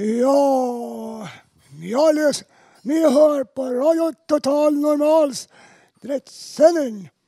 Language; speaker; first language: Swedish; native; Swedish